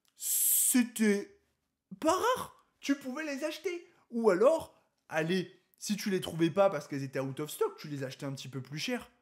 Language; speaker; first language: French; native; French